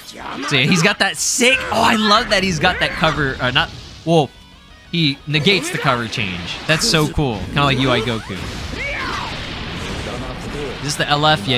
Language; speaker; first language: English; native; English